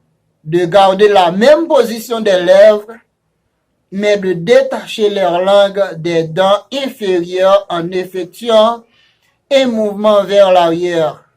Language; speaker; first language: French; non-native, fluent; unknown